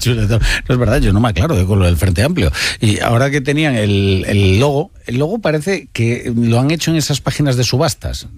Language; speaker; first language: Spanish; native; Spanish